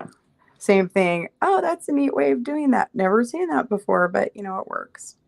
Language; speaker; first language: English; native; English